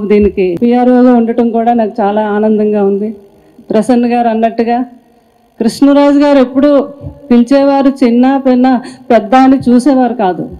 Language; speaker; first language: Telugu; native; Telugu